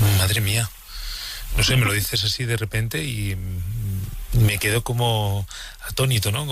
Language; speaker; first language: Spanish; native; Spanish